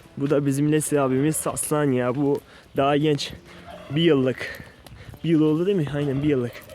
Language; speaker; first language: Turkish; non-native, local second language; Kurdish